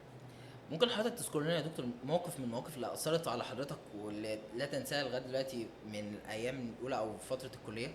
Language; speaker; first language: Arabic; native; Arabic